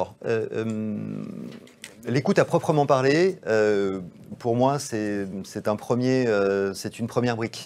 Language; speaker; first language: French; native; French